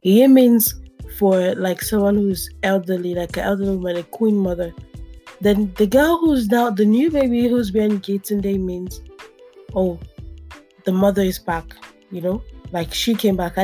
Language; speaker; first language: English; non-native, local second language; Yoruba